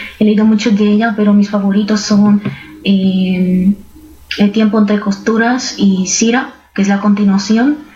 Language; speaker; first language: Spanish; non-native, fluent; Romanian